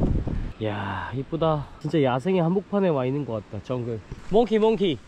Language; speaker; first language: Korean; native; Korean